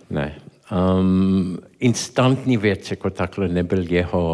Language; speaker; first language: Czech; non-native, learner; English